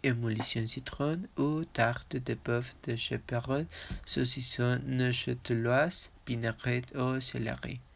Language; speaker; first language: French; non-native, learner; Spanish